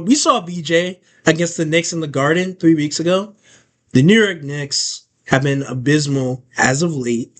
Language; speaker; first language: English; native; English